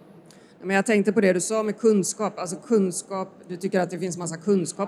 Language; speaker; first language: Swedish; native; Swedish